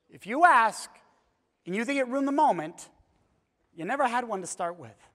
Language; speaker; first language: English; native; English